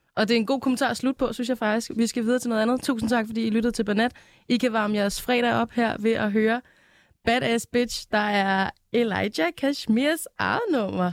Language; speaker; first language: Danish; native; Danish